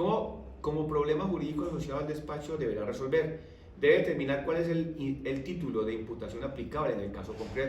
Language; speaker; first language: Spanish; native; Spanish